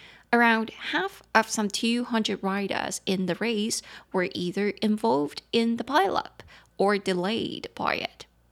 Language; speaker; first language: English; non-native, fluent; Chinese